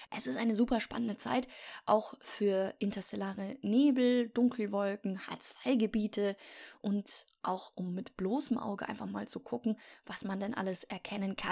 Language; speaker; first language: German; native; German